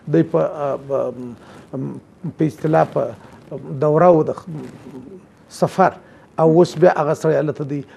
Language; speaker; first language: Pashto; native; Pashto